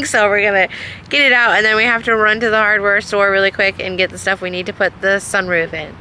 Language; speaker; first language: English; native; English